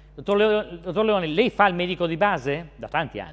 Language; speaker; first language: Italian; native; Italian